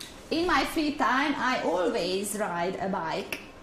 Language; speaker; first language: English; non-native, fluent; Hungarian